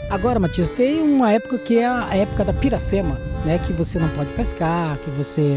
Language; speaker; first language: Portuguese; native; Portuguese